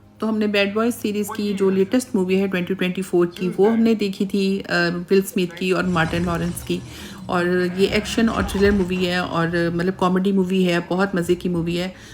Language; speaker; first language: Urdu; native; Urdu